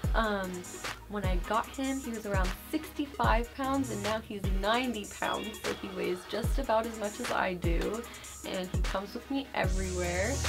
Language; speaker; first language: English; native; English